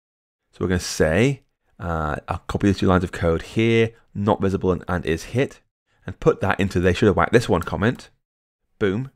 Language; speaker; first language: English; native; English